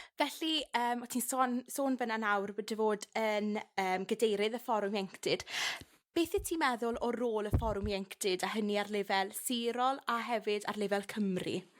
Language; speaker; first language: Welsh; native; Welsh